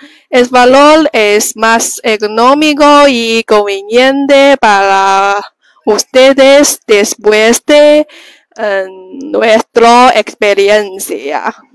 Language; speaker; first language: Spanish; non-native, learner; Chinese